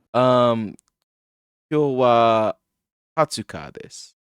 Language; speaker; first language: Japanese; non-native, learner; English